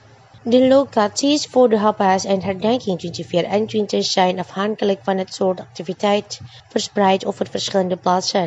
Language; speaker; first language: Dutch; non-native, fluent; Indonesian